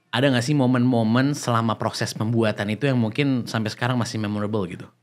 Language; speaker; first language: Indonesian; native; Indonesian